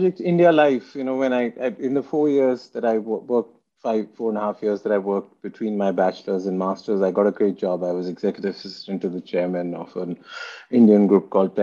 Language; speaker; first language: English; non-native, local second language; Hindi